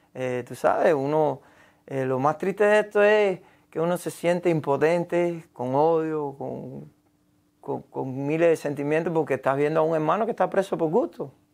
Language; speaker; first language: Spanish; native; Spanish